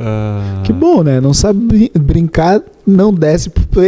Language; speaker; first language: Portuguese; native; Portuguese